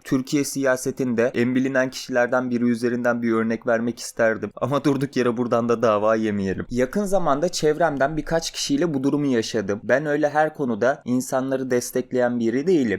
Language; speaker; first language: Turkish; native; Turkish